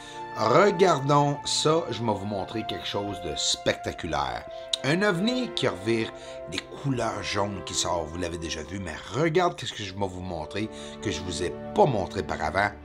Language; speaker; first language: French; native; French